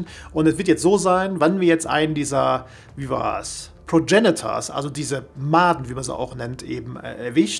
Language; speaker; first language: German; native; German